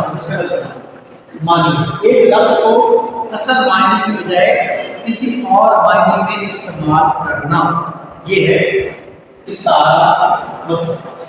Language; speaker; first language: Urdu; native; Urdu